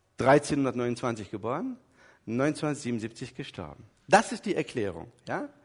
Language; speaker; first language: German; early bilingual, other home language; Turkish